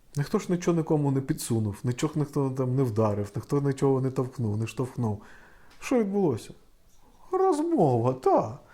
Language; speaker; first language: Ukrainian; non-native, local second language; Russian